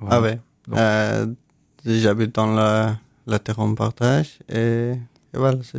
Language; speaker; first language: French; non-native, learner; Persian